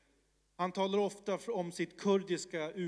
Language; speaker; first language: Swedish; early bilingual, other home language; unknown